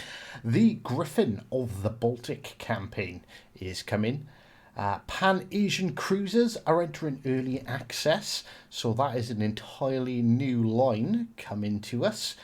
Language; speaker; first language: English; native; English